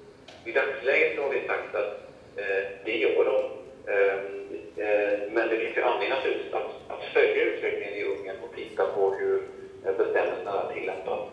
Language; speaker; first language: Swedish; native; Swedish